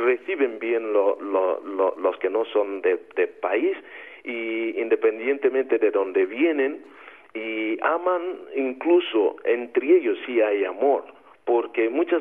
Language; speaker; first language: Spanish; non-native, fluent; Igbo